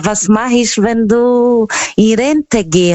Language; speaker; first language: German; non-native, learner; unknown